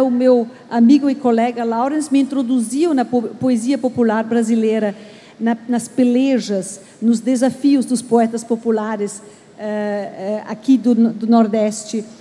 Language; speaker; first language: Portuguese; non-native, fluent; German